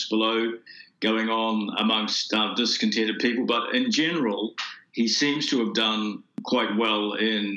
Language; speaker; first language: English; native; English